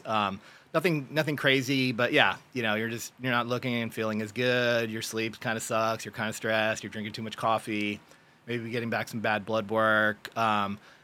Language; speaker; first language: English; native; English